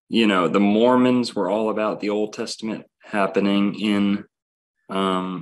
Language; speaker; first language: English; native; English